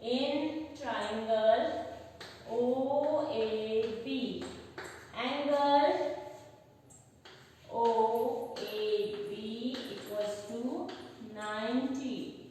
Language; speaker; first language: English; non-native, local second language; Hindi